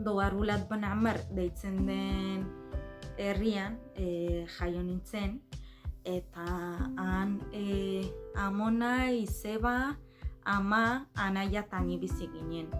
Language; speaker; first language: Basque; non-native, fluent; Arabic